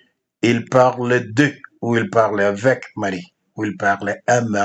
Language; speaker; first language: French; non-native, fluent; Spanish